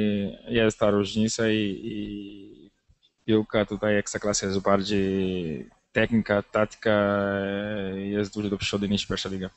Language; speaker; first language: Polish; non-native, learner; Portuguese